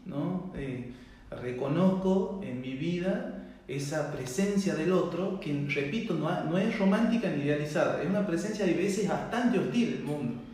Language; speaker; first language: Spanish; native; Spanish